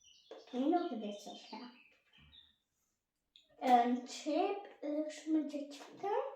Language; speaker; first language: Albanian; early bilingual, heritage; Albanian